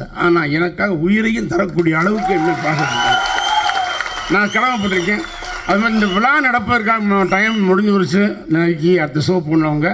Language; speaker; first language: Tamil; native; Tamil